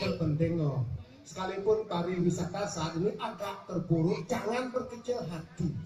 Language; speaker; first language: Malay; non-native, local second language; Balinese